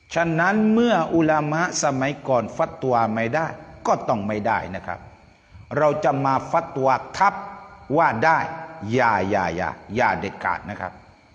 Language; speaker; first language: Thai; non-native, local second language; Pattani Malay